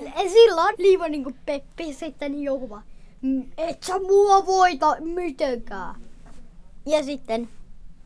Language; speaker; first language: Finnish; early bilingual, heritage; Finnish